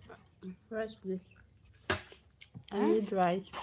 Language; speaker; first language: English; non-native, local second language; Cebuano